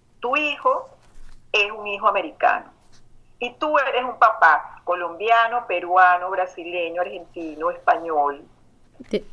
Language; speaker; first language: Spanish; native; Spanish